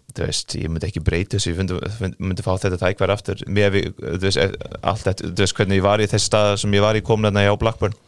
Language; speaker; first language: Icelandic; non-native, fluent; Faroese